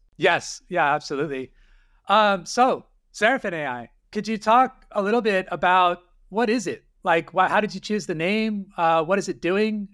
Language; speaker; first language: English; native; English